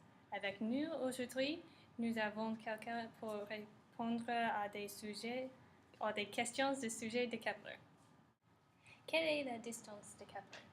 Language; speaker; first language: French; non-native, learner; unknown